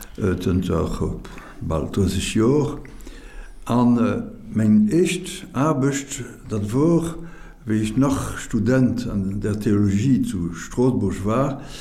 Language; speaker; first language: Luxembourgish; non-native, fluent; French